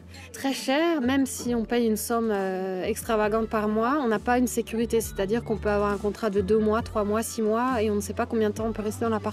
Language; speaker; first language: French; native; French